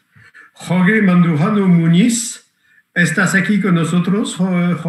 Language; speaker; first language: Spanish; non-native, fluent; French